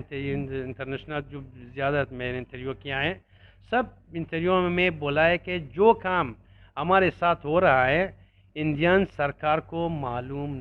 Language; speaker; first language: Hindi; non-native, learner; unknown